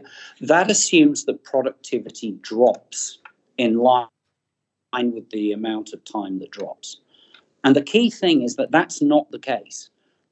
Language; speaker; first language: English; native; English